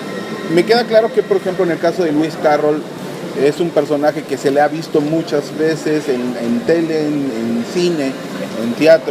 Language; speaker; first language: Spanish; native; Spanish